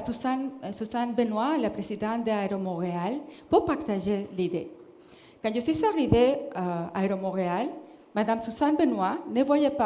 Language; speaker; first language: French; non-native, fluent; Spanish